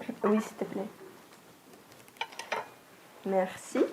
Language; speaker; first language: French; non-native, local second language; Arabic